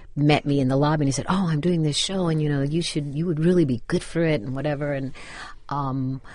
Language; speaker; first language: English; native; English